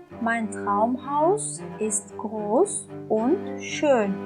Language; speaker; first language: German; non-native, fluent; Turkish